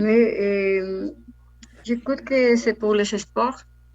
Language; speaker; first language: French; non-native, learner; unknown